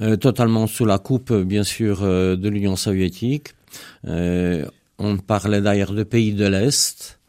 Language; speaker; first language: French; non-native, fluent; Polish